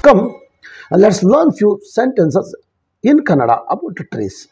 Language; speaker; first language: English; non-native, local second language; Kannada